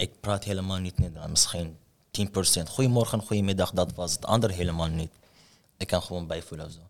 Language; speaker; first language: Dutch; non-native, learner; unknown